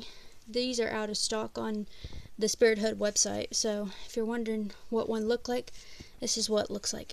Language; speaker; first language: English; native; English